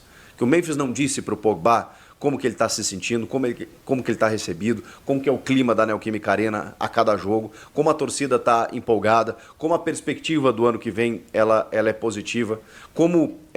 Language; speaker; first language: Portuguese; native; Portuguese